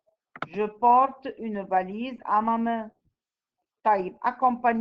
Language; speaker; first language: French; non-native, fluent; Arabic